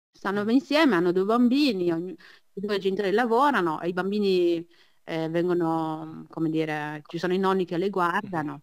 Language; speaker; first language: Italian; early bilingual, other home language; Chinese